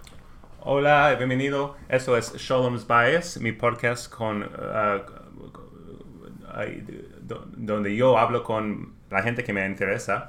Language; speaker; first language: Spanish; non-native, learner; English